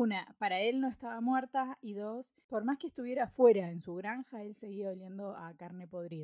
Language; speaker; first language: Spanish; native; Spanish